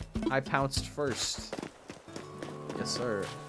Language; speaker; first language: English; native; English